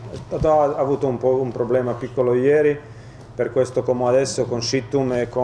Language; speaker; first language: Italian; non-native, fluent; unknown